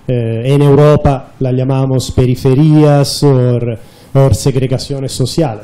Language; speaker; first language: Spanish; non-native, fluent; Italian